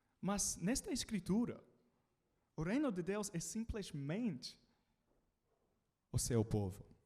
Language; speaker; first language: Portuguese; non-native, learner; English